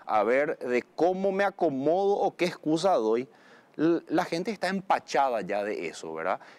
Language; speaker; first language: Spanish; native; Spanish